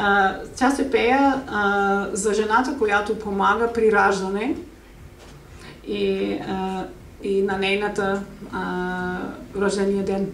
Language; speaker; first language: Bulgarian; non-native, fluent; English